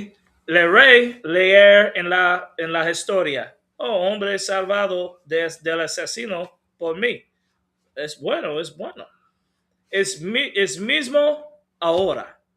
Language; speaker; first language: Spanish; non-native, learner; English